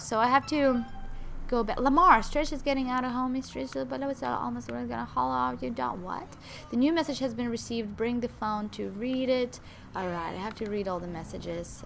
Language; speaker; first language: English; non-native, fluent; Russian